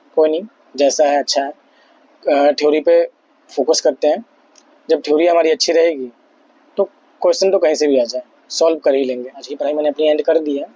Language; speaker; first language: Hindi; native; Hindi